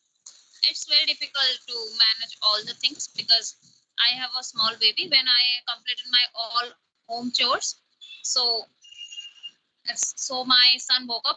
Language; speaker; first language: English; non-native, local second language; Hindi